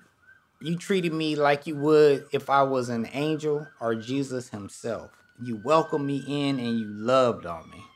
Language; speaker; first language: English; native; English